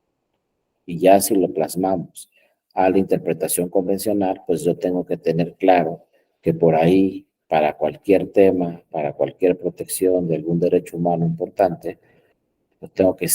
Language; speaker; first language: Spanish; native; Spanish